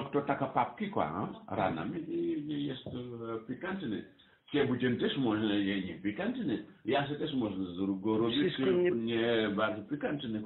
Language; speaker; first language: Polish; non-native, learner; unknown